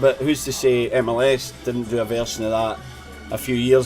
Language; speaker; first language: English; native; English